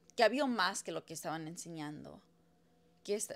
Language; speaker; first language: Spanish; early bilingual, heritage; Spanish